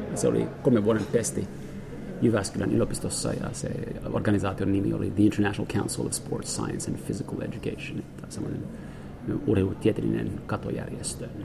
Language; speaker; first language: Finnish; non-native, fluent; French